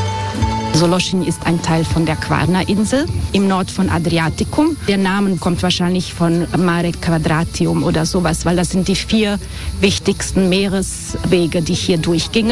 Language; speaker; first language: German; non-native, fluent; Croatian